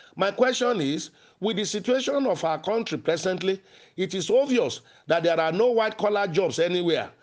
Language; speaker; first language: English; non-native, local second language; Yoruba